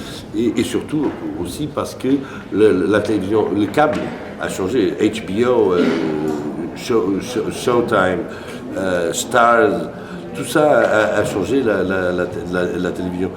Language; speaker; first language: French; non-native, fluent; Portuguese